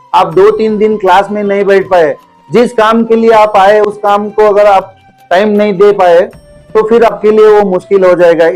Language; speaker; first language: Hindi; non-native, local second language; Kannada